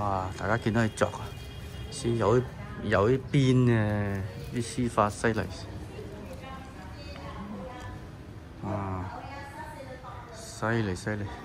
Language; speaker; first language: Chinese; early bilingual, heritage; Cantonese